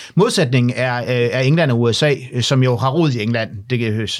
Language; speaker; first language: Danish; native; Danish